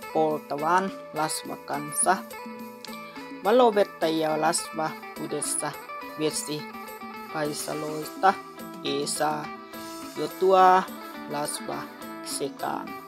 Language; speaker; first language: Finnish; non-native, learner; Northeastern Thai